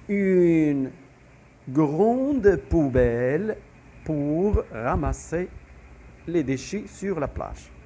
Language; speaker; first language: French; non-native, local second language; Arabic